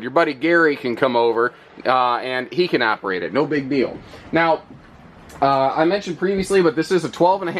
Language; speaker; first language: English; native; English